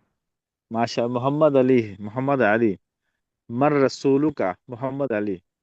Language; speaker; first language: Arabic; non-native, learner; Urdu